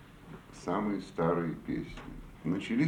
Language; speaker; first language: Russian; native; Russian